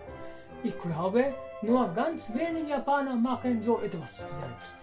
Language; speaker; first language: German; non-native, fluent; Japanese